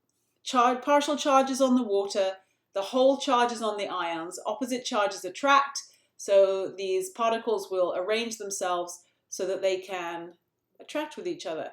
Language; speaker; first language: English; native; English